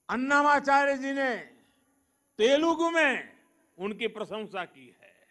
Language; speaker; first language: Hindi; non-native, local second language; Gujarati